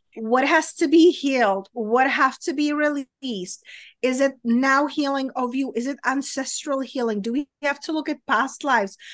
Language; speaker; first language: English; non-native, fluent; Czech